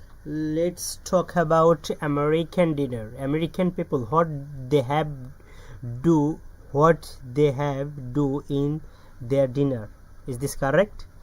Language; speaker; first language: English; non-native, learner; Bangla